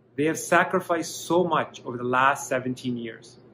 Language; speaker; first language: English; native; English